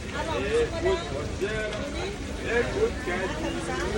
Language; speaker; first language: French; non-native, learner; Thai